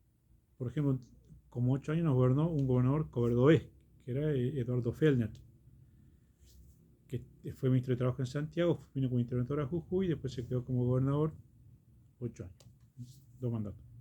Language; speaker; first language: Spanish; native; Spanish